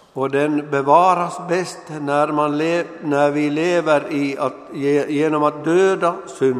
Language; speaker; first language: Swedish; non-native, local second language; Finnish